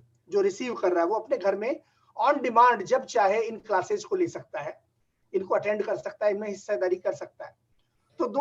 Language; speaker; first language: Hindi; native; Hindi